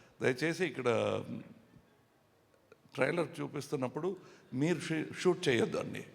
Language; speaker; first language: Telugu; non-native, local second language; Tamil